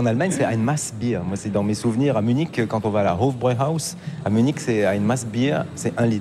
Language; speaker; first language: French; native; French